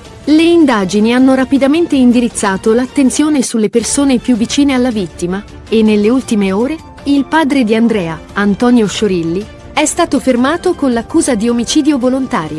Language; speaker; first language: Italian; native; Italian